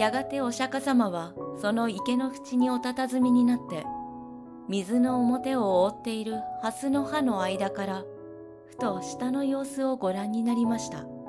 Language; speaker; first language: Japanese; native; Japanese